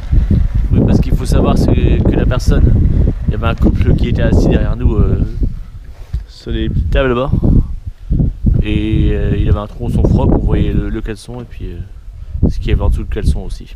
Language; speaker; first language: French; native; French